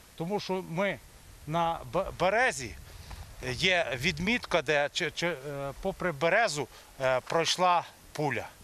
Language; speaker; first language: Ukrainian; native; Ukrainian